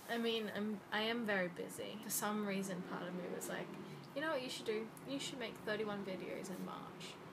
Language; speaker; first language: English; native; English